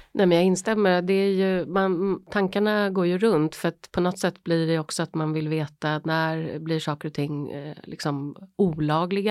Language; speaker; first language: Swedish; native; Swedish